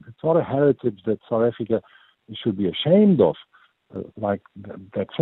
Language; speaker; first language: English; non-native, fluent; German